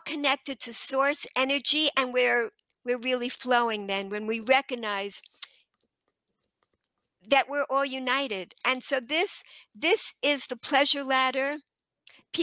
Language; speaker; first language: English; native; English